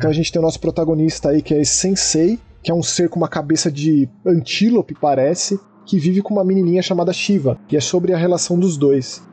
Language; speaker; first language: Portuguese; native; Portuguese